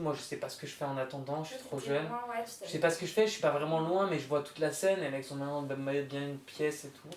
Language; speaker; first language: French; native; French